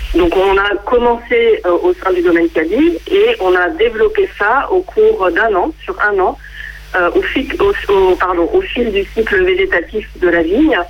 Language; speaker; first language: French; native; French